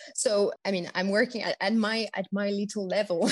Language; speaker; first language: English; non-native, fluent; French